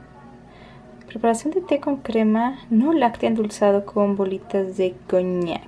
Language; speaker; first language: Spanish; native; Spanish